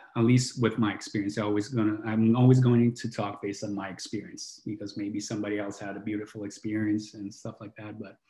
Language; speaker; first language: English; non-native, fluent; Italian